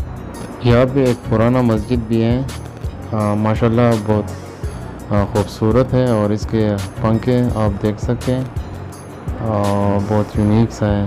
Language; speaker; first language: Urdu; non-native, local second language; Pashto